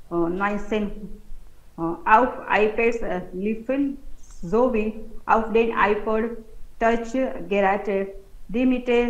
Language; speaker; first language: German; non-native, learner; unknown